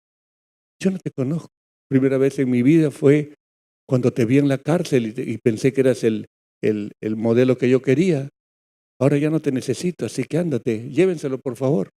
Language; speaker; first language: Spanish; native; Spanish